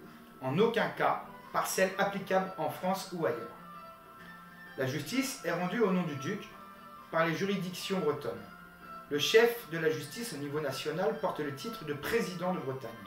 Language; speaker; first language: French; native; French